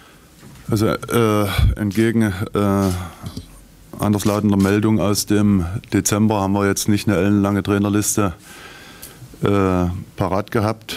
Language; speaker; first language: German; native; German